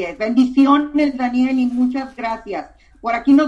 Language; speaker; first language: Spanish; native; Spanish